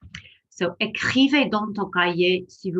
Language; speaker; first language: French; non-native, fluent; English